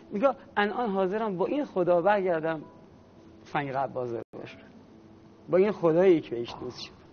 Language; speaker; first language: Persian; native; Persian